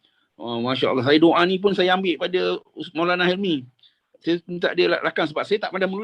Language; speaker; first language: Indonesian; non-native, local second language; Malay